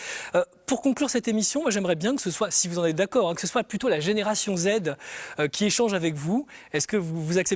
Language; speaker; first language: French; native; French